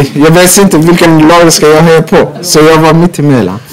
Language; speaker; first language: Swedish; non-native, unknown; Persian